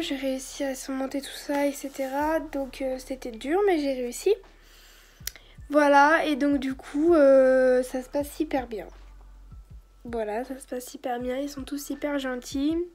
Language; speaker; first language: French; native; French